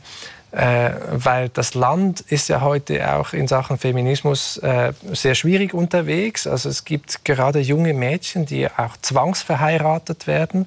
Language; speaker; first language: German; native; German